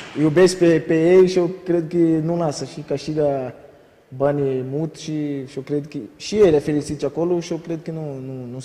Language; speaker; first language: Romanian; non-native, learner; Portuguese